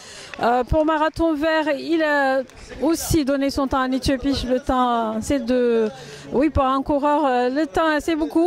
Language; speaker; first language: French; non-native, fluent; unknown